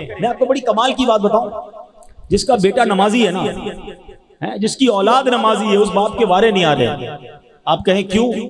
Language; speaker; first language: Urdu; native; Urdu